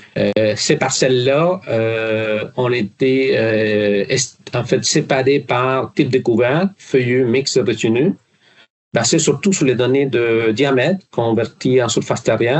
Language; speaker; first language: French; non-native, fluent; Spanish